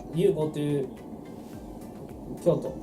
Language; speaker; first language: English; non-native, learner; Japanese